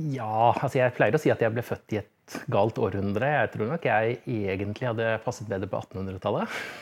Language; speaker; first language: Norwegian; native; Norwegian